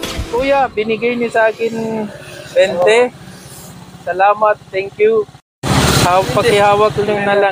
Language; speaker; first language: Filipino; non-native, learner; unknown